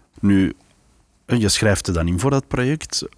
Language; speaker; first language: Dutch; native; Dutch